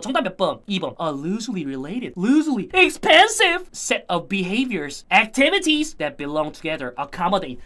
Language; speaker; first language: English; non-native, fluent; Korean